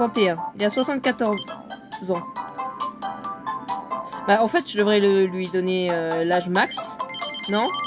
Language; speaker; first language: French; native; French